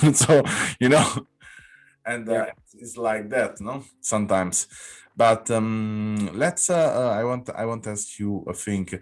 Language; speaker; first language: English; non-native, fluent; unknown